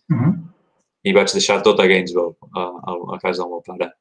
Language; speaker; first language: Catalan; early bilingual, heritage; Catalan